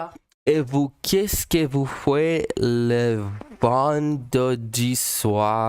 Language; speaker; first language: French; non-native, learner; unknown